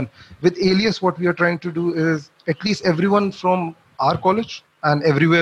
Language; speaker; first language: English; non-native, local second language; Hindi